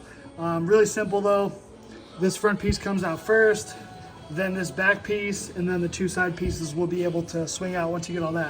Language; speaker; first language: English; native; English